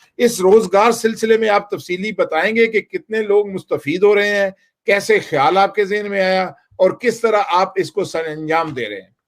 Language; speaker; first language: Urdu; non-native, local second language; Punjabi